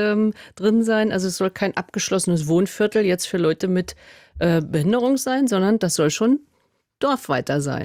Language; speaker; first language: German; native; German